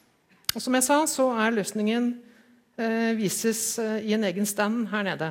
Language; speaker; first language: Norwegian; native; Norwegian